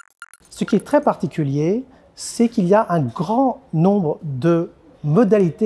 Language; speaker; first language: French; native; French